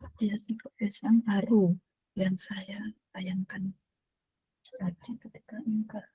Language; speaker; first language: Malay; non-native, local second language; Javanese